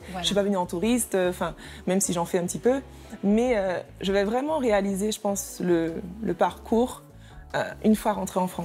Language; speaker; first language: French; native; French